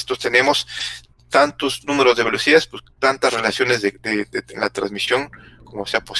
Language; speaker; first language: Spanish; native; Spanish